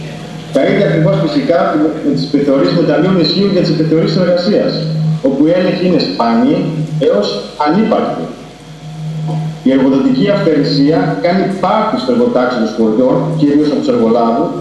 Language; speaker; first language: Greek; native; Greek